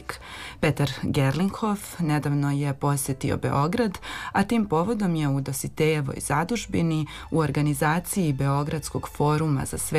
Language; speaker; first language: Serbian; native; Serbian